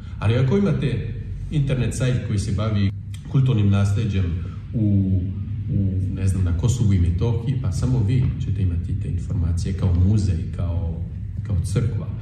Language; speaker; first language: Serbian; non-native, fluent; French